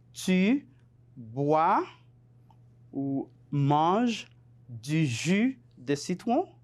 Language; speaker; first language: French; non-native, fluent; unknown